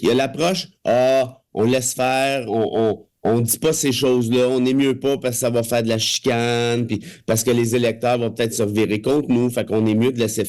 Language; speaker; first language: French; native; French